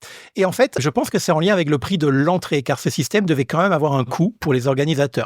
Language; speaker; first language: French; native; French